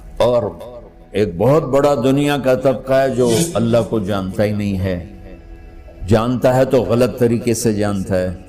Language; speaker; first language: Urdu; non-native, local second language; Punjabi